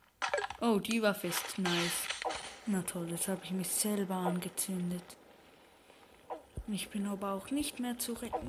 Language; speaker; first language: German; native; German